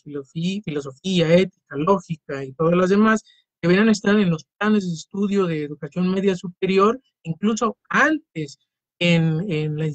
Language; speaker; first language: Spanish; native; Spanish